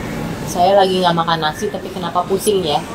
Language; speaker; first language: Indonesian; native; Indonesian